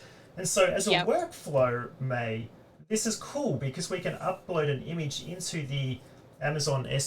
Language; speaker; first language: English; native; English